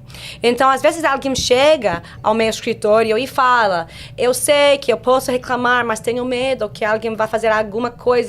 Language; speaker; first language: Portuguese; non-native, fluent; English